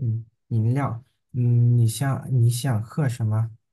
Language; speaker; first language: Chinese; non-native, learner; Vietnamese